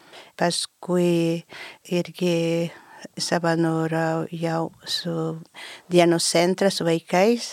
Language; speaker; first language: Lithuanian; non-native, learner; Spanish